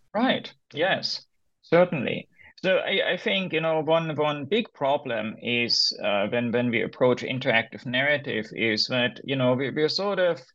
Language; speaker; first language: English; non-native, fluent; German